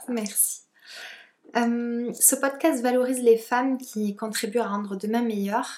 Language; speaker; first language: French; native; French